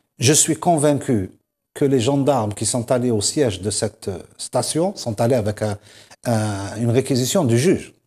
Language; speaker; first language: French; non-native, local second language; Kabyle